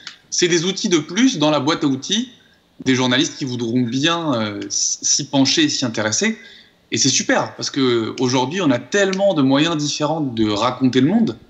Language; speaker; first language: French; native; French